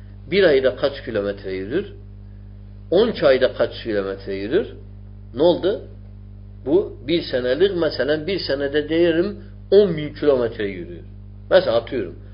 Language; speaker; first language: Turkish; non-native, fluent; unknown